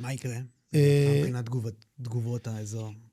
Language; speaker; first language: Hebrew; native; Hebrew